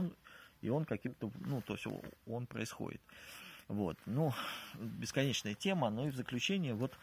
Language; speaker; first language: Russian; native; Russian